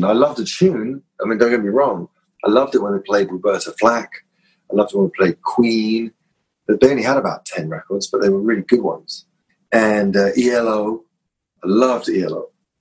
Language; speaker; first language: English; native; English